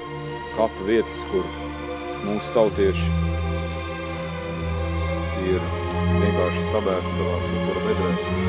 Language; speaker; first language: Latvian; native; Latvian